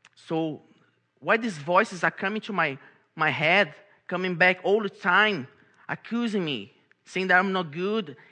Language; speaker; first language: English; non-native, fluent; Portuguese